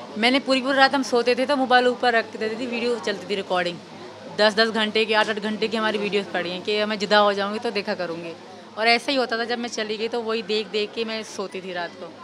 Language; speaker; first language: Urdu; non-native, local second language; Sindhi